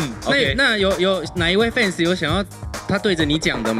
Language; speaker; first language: Chinese; native; Chinese